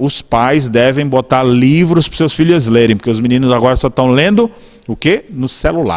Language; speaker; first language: Portuguese; native; Portuguese